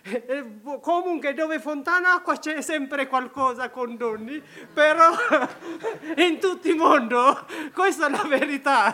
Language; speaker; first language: Italian; non-native, learner; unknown